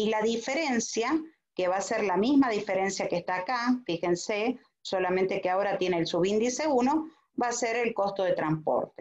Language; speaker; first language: Spanish; native; Spanish